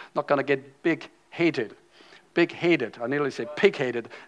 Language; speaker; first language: English; non-native, fluent; German